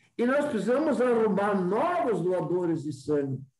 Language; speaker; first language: Portuguese; native; Portuguese